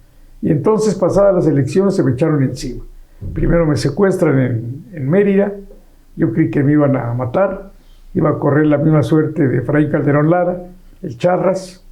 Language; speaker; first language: Spanish; native; Spanish